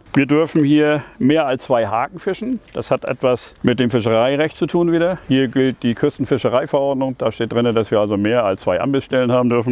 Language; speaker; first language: German; native; German